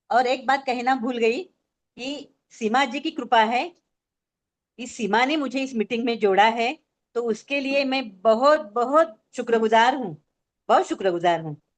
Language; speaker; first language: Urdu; non-native, local second language; Marathi